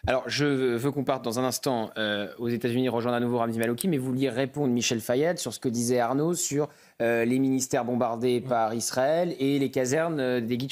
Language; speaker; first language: French; native; French